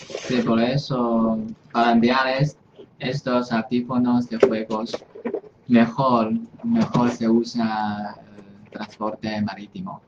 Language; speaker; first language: Spanish; non-native, fluent; Chinese